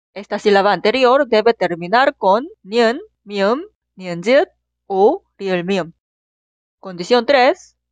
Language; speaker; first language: Spanish; non-native, fluent; Korean